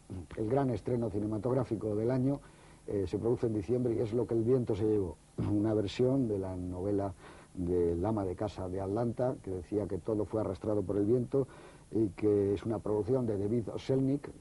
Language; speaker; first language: Spanish; native; Spanish